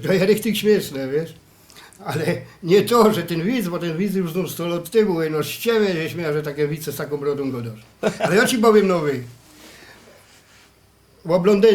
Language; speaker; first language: Polish; native; Polish